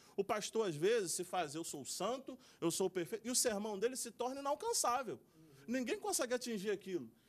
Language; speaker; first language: Portuguese; native; Portuguese